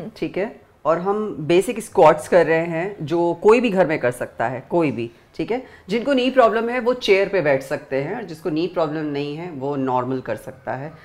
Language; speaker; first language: Hindi; native; Hindi